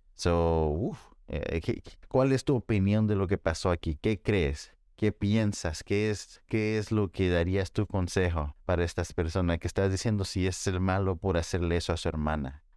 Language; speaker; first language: Spanish; early bilingual, heritage; Spanish